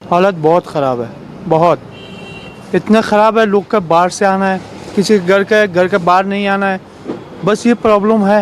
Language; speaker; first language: Hindi; non-native, learner; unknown